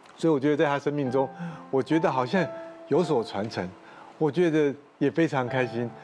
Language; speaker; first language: Chinese; native; Chinese